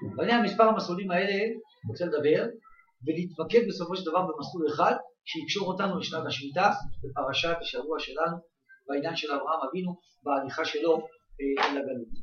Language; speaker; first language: Hebrew; native; Hebrew